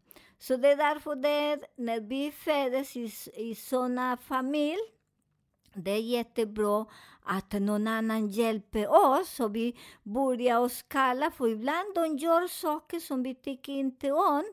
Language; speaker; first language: Swedish; non-native, learner; Spanish